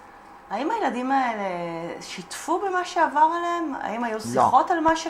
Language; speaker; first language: Hebrew; native; Hebrew